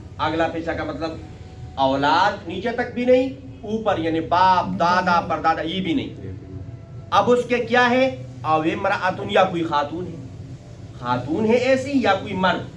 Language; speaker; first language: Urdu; non-native, local second language; Pashto